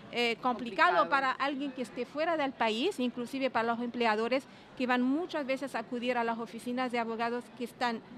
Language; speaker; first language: Spanish; non-native, fluent; Arabic